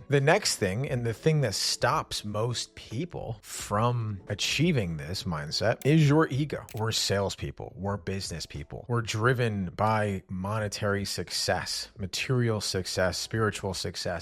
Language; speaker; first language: English; native; English